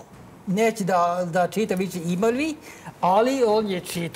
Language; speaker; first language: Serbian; non-native, learner; Norwegian